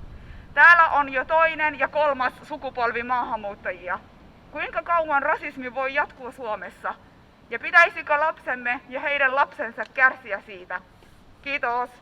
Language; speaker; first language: Finnish; early bilingual, other home language; Somali